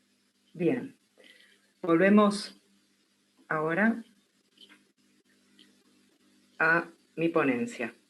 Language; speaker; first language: Spanish; native; Spanish